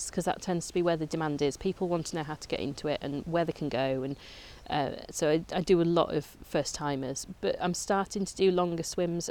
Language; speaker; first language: English; native; English